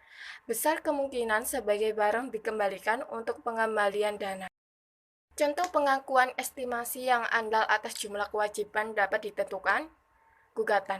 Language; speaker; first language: Indonesian; native; Indonesian